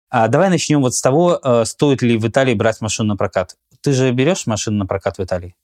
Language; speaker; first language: Russian; native; Russian